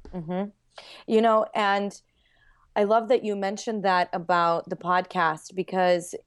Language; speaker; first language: English; non-native, fluent; Russian